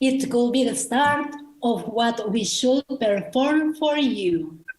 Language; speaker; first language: English; non-native, learner; Spanish